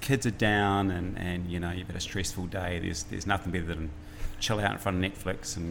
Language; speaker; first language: English; native; English